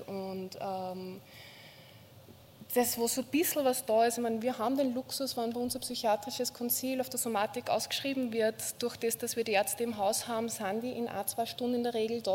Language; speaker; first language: German; native; German